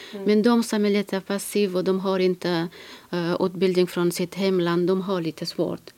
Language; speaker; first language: Swedish; non-native, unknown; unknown